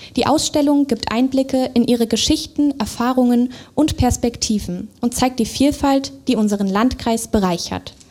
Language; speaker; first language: German; native; German